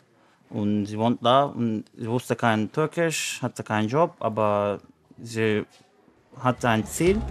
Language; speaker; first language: German; non-native, learner; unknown